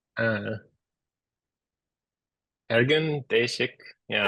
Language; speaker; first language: Turkish; non-native, learner; English